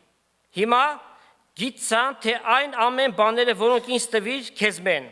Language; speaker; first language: Armenian; native; Armenian